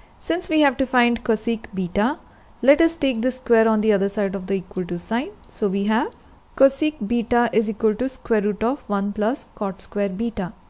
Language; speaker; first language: English; non-native, local second language; Hindi